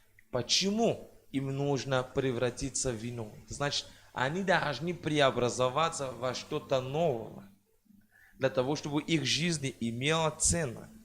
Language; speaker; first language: Russian; non-native, fluent; French